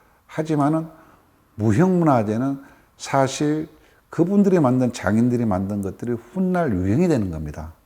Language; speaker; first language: Korean; native; Korean